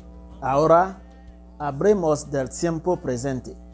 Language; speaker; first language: Spanish; non-native, fluent; Haitian Creole